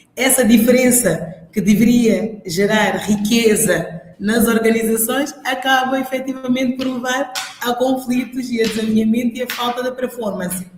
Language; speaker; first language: Portuguese; non-native, local second language; Upper Guinea Crioulo